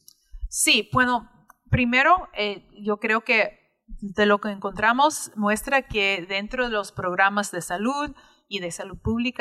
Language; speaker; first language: Spanish; early bilingual, heritage; English